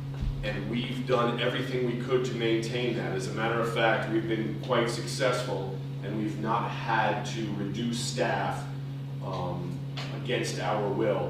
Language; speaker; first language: English; native; English